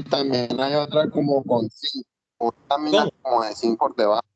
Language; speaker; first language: Spanish; native; Spanish